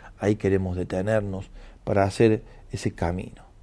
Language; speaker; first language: Spanish; native; Spanish